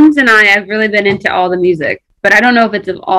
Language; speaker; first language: English; early bilingual, other home language; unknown